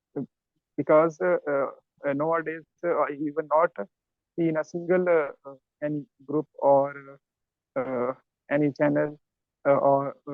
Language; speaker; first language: English; non-native, learner; Urdu